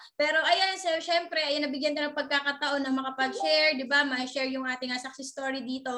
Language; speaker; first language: Filipino; non-native, local second language; Waray